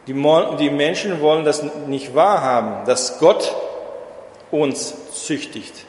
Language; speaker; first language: German; non-native, fluent; Portuguese